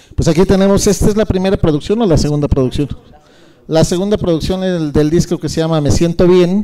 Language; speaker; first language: Spanish; native; Spanish